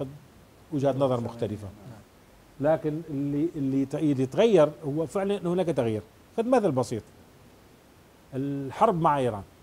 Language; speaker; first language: Arabic; native; Arabic